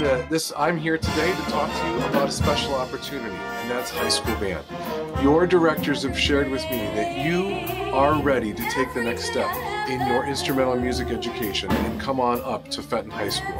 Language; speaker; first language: English; native; English